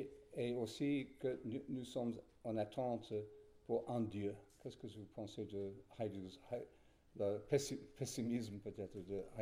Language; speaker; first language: French; non-native, fluent; English